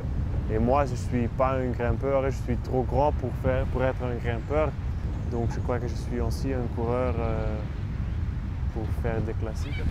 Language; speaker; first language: French; non-native, local second language; Dutch